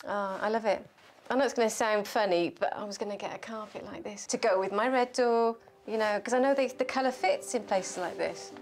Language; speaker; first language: English; native; English